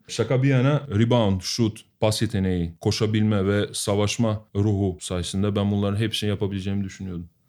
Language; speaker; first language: Turkish; non-native, fluent; Albanian